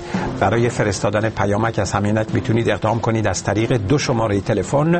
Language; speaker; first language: Persian; native; Persian